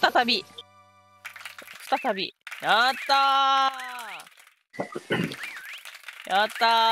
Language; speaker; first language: Japanese; native; Japanese